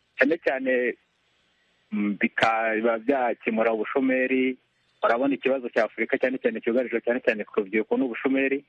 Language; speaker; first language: Kinyarwanda; native; Kinyarwanda